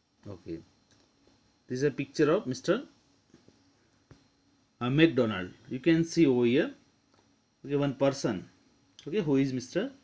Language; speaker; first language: English; non-native, local second language; Gujarati